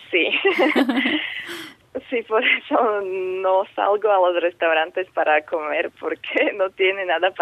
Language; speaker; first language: Spanish; non-native, fluent; Slovak